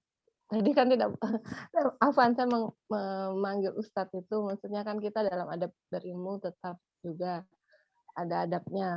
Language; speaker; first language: Indonesian; native; Indonesian